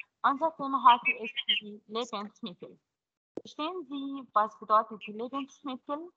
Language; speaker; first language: German; non-native, fluent; Arabic